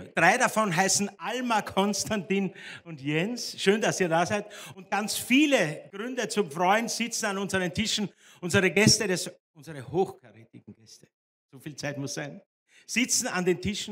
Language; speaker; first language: German; native; German